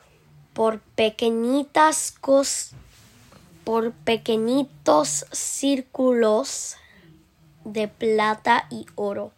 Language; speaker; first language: Spanish; early bilingual, heritage; Spanish